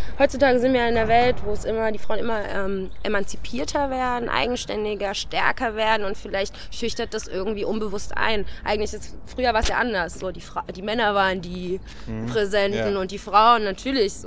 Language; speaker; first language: German; native; German